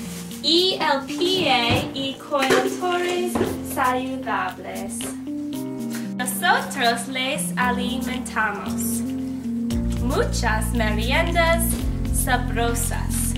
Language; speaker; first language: Spanish; non-native, learner; English